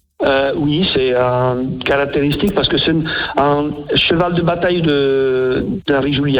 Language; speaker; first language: French; non-native, fluent; Italian